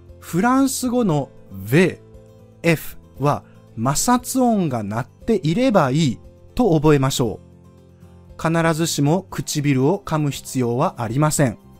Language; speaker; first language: Japanese; native; Japanese